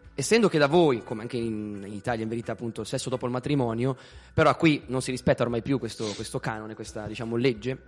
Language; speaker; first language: Italian; native; Italian